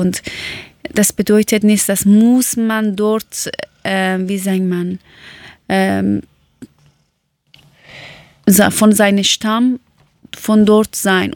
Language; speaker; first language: German; non-native, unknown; Persian